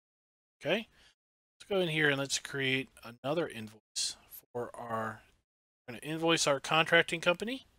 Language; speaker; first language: English; native; English